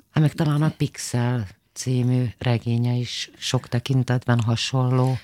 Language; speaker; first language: Hungarian; native; Hungarian